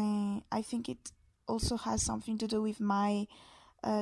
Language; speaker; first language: English; non-native, fluent; Malagasy